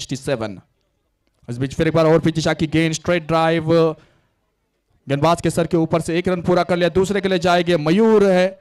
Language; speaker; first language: Hindi; non-native, local second language; Marathi